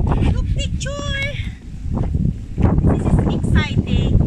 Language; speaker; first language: English; non-native, learner; Filipino